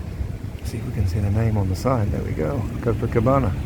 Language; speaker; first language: English; native; English